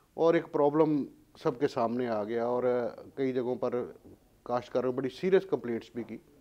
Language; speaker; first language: Urdu; non-native, local second language; Punjabi